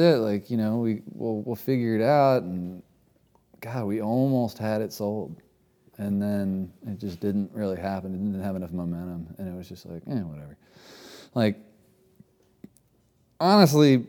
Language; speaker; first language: English; native; English